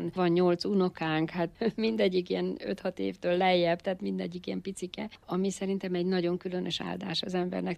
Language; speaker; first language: Hungarian; native; Hungarian